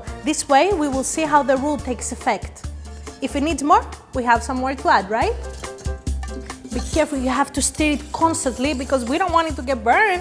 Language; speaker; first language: English; non-native, fluent; Greek